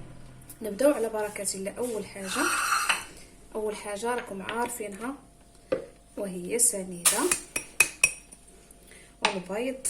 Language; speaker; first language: Arabic; native; Arabic